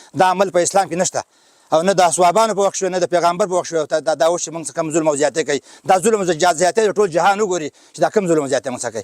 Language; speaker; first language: Pashto; native; Pashto